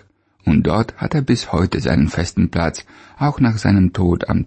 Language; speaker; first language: German; native; German